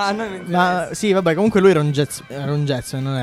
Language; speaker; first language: Italian; native; Italian